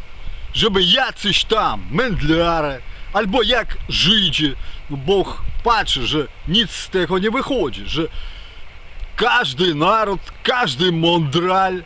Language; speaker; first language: Polish; non-native, fluent; Ukrainian